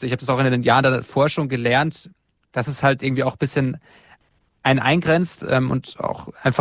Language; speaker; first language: German; native; German